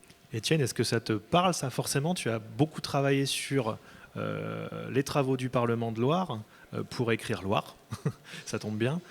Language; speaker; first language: French; native; French